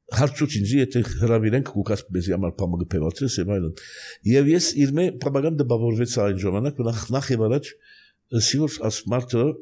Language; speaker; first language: Armenian; early bilingual, heritage; Armenian